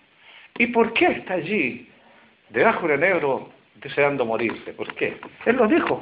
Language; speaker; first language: Spanish; native; Spanish